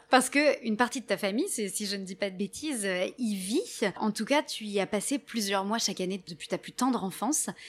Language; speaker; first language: French; native; French